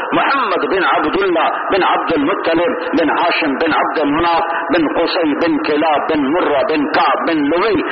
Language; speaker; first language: Urdu; non-native, local second language; Punjabi